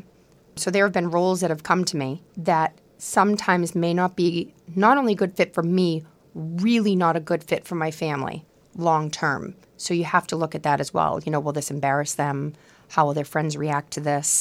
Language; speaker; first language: English; native; English